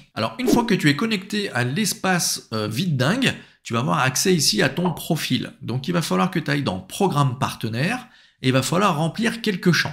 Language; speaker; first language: French; native; French